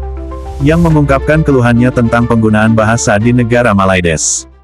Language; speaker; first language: Indonesian; native; Indonesian